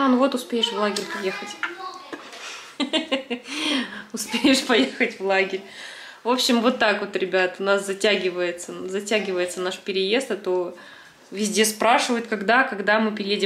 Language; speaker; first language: Russian; native; Russian